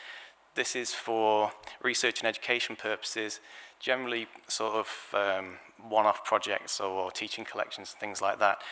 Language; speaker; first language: English; native; English